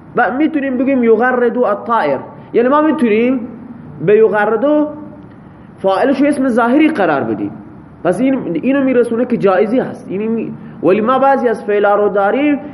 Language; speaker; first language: Persian; non-native, local second language; Baluchi